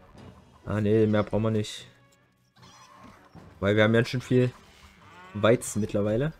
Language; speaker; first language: German; native; German